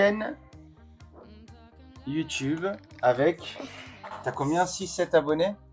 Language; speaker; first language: French; native; French